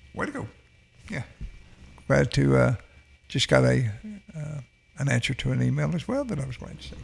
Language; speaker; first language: English; native; English